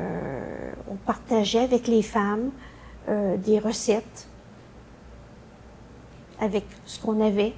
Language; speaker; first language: French; native; French